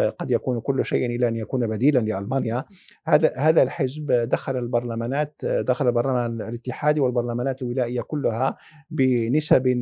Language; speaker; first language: Arabic; early bilingual, heritage; Arabic